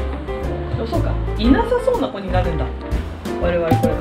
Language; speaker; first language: Japanese; native; Japanese